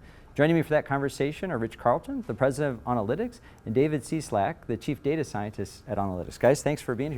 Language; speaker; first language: English; native; English